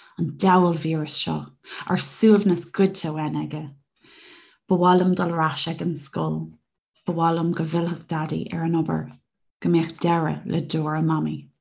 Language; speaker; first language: Irish; native; Irish